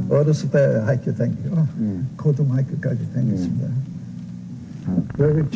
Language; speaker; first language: Korean; non-native, local second language; English